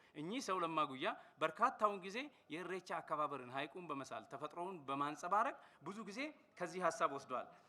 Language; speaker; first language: Amharic; non-native, local second language; Oromo